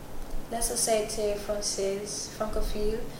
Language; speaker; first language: French; non-native, learner; English